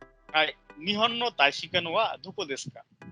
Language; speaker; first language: Japanese; non-native, fluent; Bangla